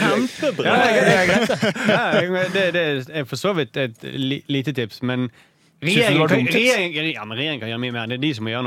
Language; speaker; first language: Norwegian; native; Norwegian